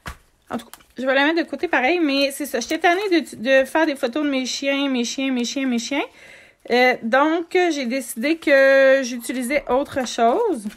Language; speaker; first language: French; native; French